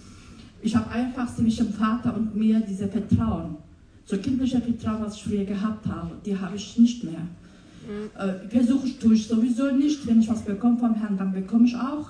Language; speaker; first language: German; non-native, learner; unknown